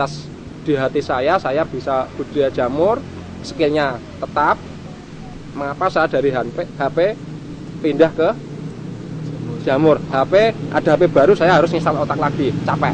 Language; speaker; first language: Indonesian; non-native, local second language; Javanese